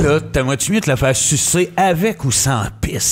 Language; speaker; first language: French; native; French